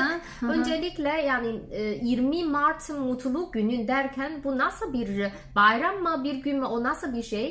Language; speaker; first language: Turkish; non-native, learner; Chinese